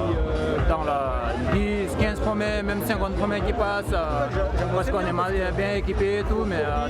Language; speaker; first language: French; native; French